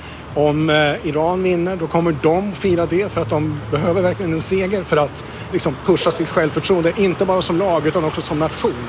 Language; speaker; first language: Swedish; native; Swedish